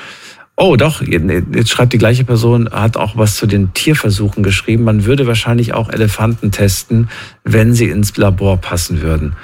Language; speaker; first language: German; native; German